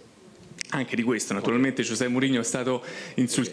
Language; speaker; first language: Italian; native; Italian